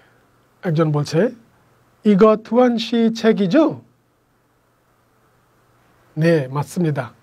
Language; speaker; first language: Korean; non-native, fluent; Bangla